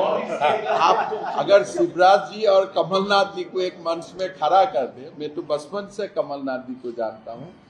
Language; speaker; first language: Hindi; non-native, local second language; Assamese